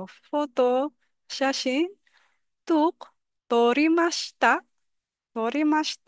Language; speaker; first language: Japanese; non-native, fluent; Filipino